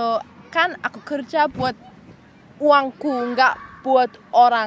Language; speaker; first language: Indonesian; early bilingual, heritage; German